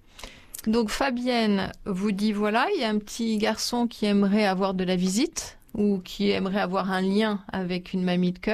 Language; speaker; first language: French; native; French